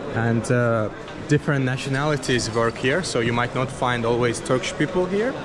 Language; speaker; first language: English; non-native, fluent; Azerbaijani